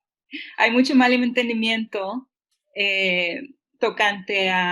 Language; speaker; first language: Spanish; early bilingual, heritage; Spanish